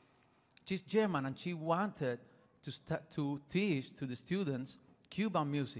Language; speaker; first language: English; non-native, learner; Spanish